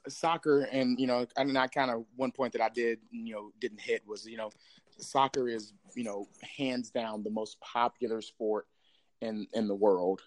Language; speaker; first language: English; native; English